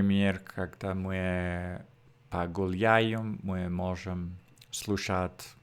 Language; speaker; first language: Russian; non-native, learner; English